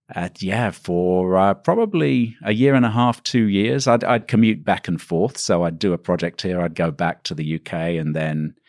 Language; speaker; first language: English; native; English